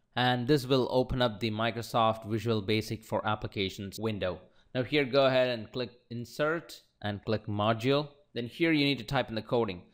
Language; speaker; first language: English; non-native, local second language; Malayalam